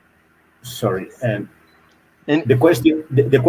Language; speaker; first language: English; non-native, learner; Spanish